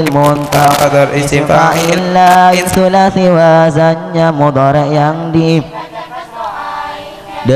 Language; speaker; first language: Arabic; non-native, learner; Javanese